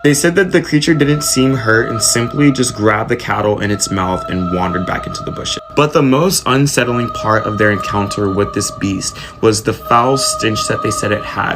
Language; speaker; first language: English; native; English